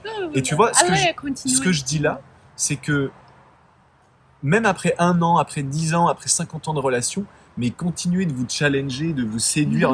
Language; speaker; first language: French; native; French